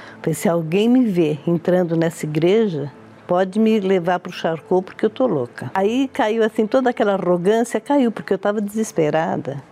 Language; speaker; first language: Portuguese; early bilingual, other home language; Italian